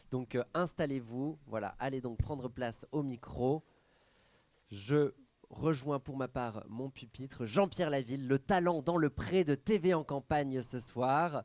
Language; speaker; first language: French; native; French